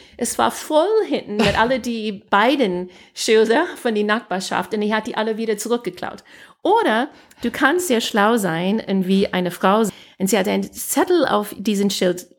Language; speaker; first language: German; non-native, fluent; English